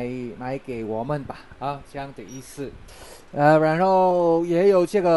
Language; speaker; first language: Chinese; non-native, fluent; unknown